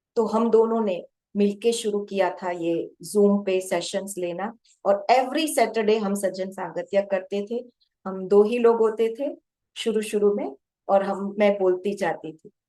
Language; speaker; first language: Hindi; non-native, local second language; Gujarati